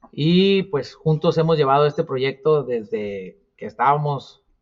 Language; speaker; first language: Spanish; native; Spanish